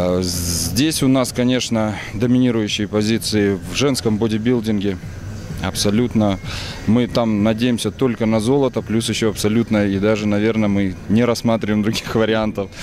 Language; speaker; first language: Russian; native; Russian